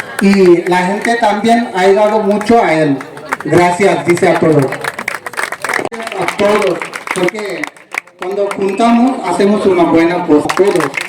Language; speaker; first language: Spanish; non-native, fluent; Telugu